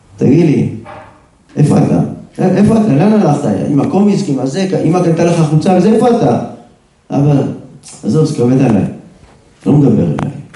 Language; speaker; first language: Hebrew; native; Hebrew